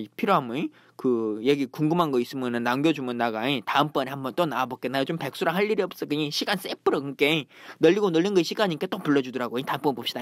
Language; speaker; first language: Korean; native; Korean